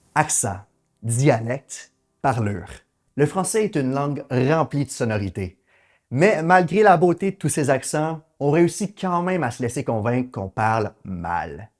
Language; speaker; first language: French; native; French